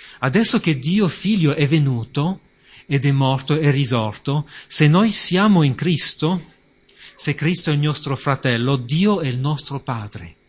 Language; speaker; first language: Italian; non-native, fluent; French